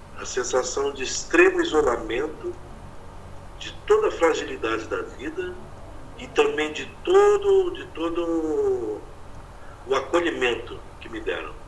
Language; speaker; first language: Portuguese; native; Portuguese